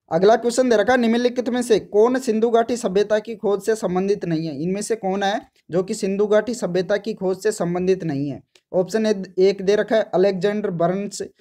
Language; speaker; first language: Hindi; native; Hindi